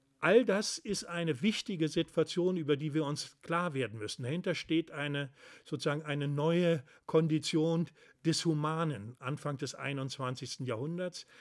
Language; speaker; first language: German; native; German